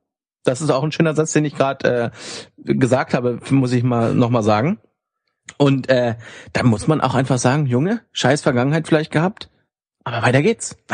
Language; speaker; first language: German; native; German